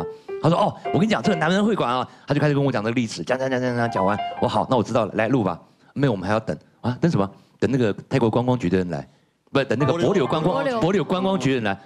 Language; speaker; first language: Chinese; native; Chinese